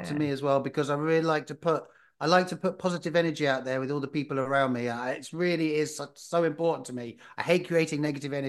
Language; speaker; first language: English; native; English